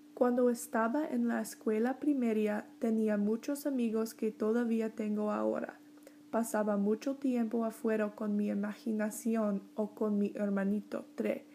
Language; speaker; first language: Spanish; non-native, learner; English